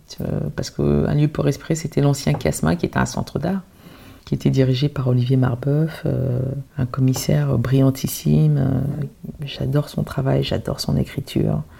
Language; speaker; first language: French; early bilingual, other home language; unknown